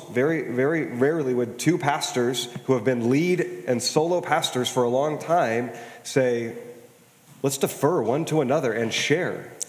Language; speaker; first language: English; native; English